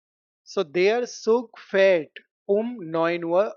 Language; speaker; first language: German; non-native, fluent; Hindi